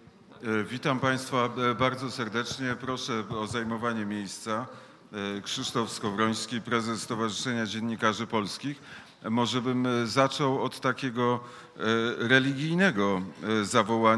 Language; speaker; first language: Polish; native; Polish